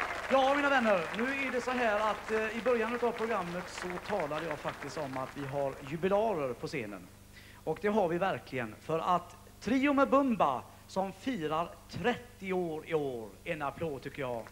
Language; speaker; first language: Swedish; native; Swedish